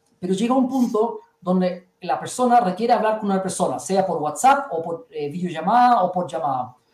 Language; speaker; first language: Spanish; early bilingual, heritage; Spanish